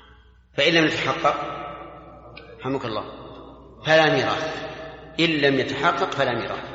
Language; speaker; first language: Arabic; native; Arabic